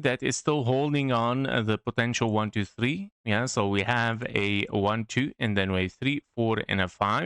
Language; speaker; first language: English; non-native, fluent; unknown